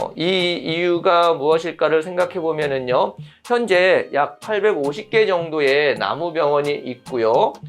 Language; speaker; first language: Korean; native; Korean